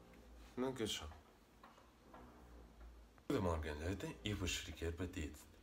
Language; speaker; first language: German; non-native, learner; Russian